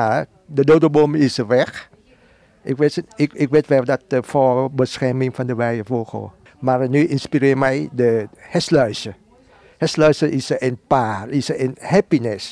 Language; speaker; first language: Dutch; non-native, learner; Vietnamese